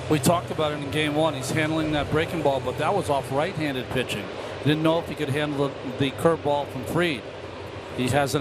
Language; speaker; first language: English; native; English